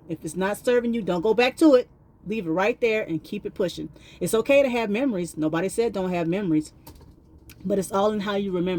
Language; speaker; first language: English; native; English